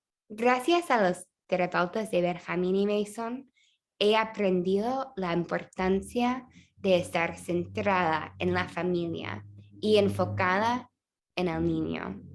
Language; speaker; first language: Spanish; non-native, fluent; English